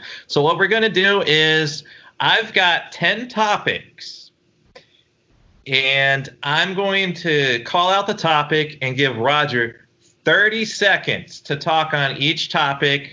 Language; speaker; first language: English; native; English